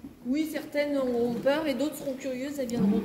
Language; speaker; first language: French; native; French